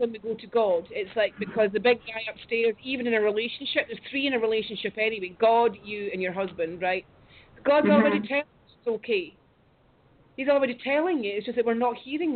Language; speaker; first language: English; native; English